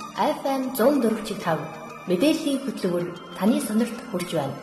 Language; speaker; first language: Mongolian; native; Mongolian